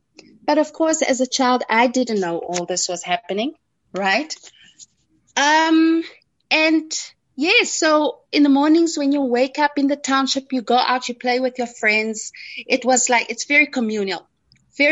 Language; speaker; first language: English; non-native, local second language; Afrikaans